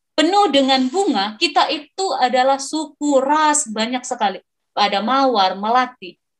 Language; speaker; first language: Indonesian; non-native, local second language; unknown